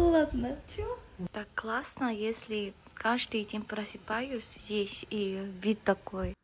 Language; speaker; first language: Russian; non-native, learner; Korean